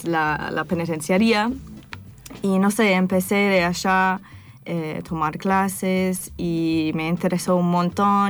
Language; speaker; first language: Spanish; non-native, fluent; English